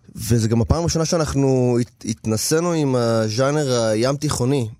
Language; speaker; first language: Hebrew; native; Hebrew